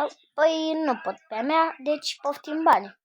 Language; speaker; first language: Romanian; native; Romanian